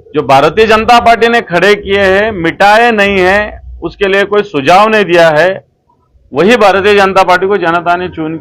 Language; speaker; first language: Hindi; non-native, local second language; Marathi